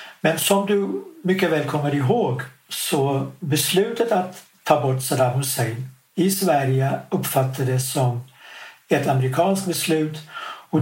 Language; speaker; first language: Swedish; non-native, fluent; Kurdish